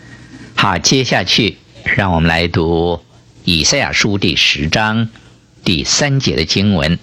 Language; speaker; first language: Chinese; native; Chinese